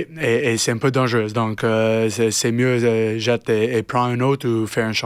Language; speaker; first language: French; non-native, learner; English